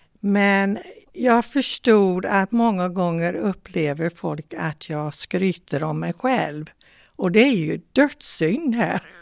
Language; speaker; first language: Swedish; non-native, fluent; English